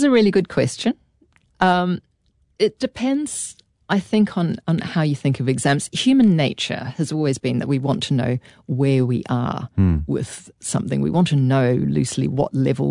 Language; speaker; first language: English; native; English